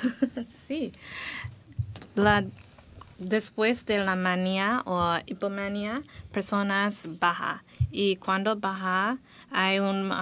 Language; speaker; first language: Spanish; non-native, learner; English